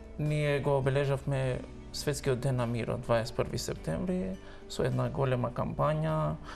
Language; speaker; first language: Macedonian; non-native, local second language; Albanian